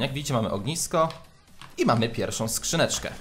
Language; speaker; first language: Polish; native; Polish